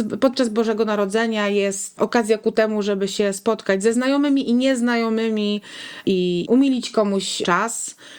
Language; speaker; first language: Polish; native; Polish